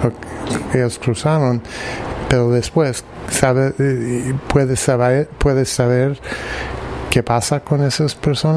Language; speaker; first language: Spanish; non-native, fluent; English